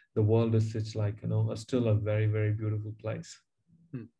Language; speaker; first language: English; non-native, local second language; Tamil